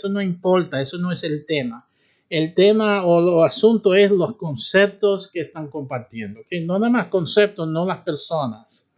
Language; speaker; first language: Spanish; early bilingual, heritage; Spanish